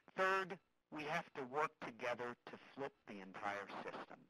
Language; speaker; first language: English; native; English